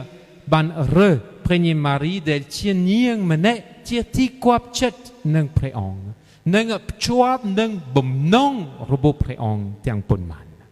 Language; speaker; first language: Khmer; non-native, fluent; French